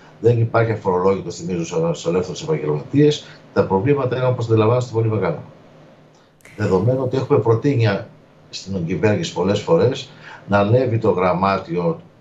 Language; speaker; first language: Greek; native; Greek